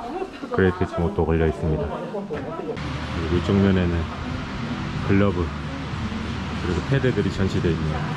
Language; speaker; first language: Korean; native; Korean